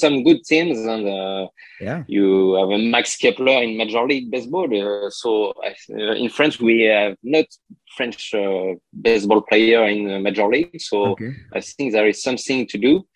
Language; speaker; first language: English; non-native, learner; French